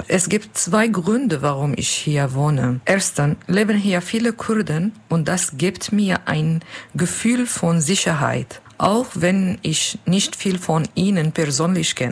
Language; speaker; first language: German; non-native, learner; Kurdish